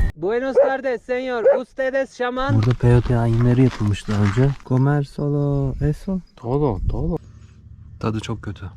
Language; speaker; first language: Turkish; native; Turkish